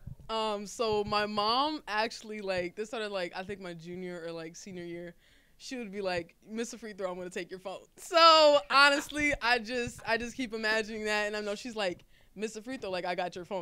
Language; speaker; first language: English; native; English